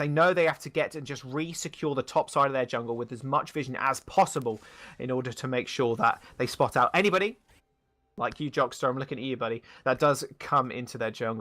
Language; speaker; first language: English; native; English